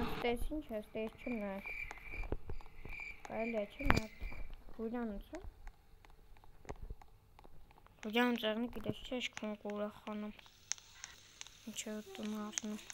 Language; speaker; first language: Armenian; early bilingual, heritage; Armenian